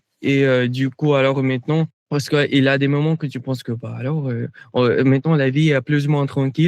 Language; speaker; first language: French; non-native, fluent; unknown